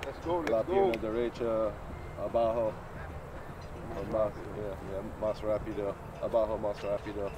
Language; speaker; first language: Spanish; non-native, learner; English